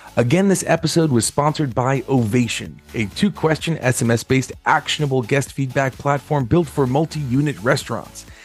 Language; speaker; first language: English; native; English